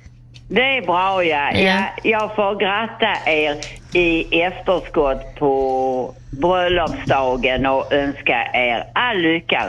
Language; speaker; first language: Swedish; native; Swedish